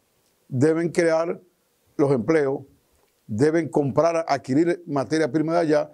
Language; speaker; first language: Spanish; native; Spanish